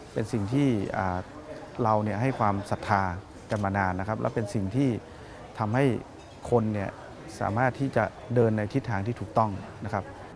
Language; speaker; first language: Thai; native; Thai